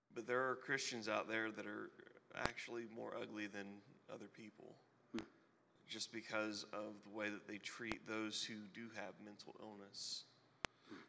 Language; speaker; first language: English; native; English